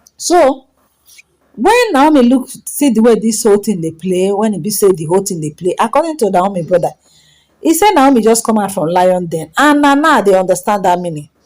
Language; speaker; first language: Nigerian Pidgin; native; Nigerian Pidgin